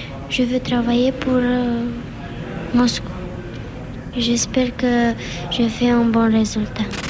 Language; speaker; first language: French; non-native, learner; Romanian